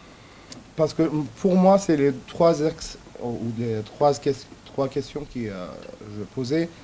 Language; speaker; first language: French; non-native, fluent; Arabic